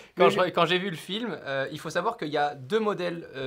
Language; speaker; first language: French; native; French